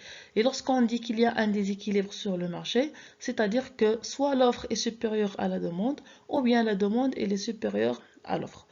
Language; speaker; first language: French; non-native, local second language; Arabic